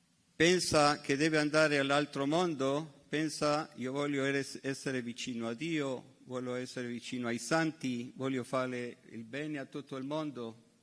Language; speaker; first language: Italian; non-native, fluent; Hebrew